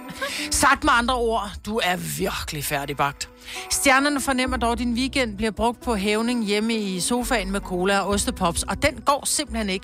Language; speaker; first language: Danish; native; Danish